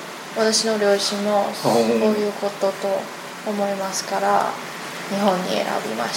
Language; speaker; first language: Japanese; non-native, learner; Chinese